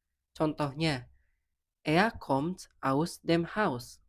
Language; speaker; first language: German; non-native, learner; Indonesian